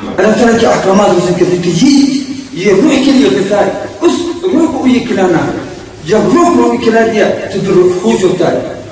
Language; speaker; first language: Urdu; non-native, local second language; Pashto